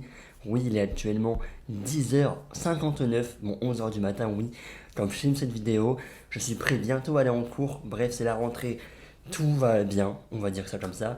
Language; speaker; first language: French; native; French